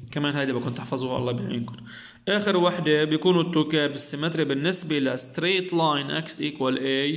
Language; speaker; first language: Arabic; native; Arabic